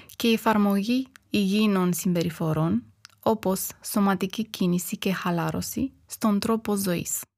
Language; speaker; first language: Greek; non-native, fluent; Romanian